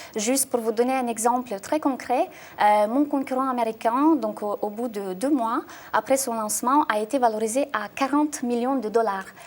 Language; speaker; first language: French; non-native, fluent; Russian